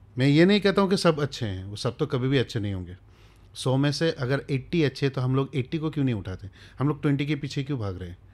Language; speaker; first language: Hindi; non-native, local second language; Bangla